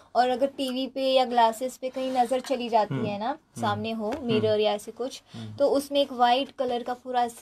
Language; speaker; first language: Hindi; non-native, local second language; Gujarati